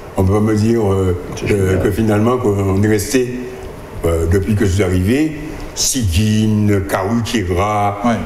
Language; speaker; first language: French; native; French